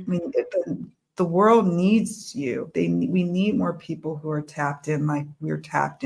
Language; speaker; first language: English; native; English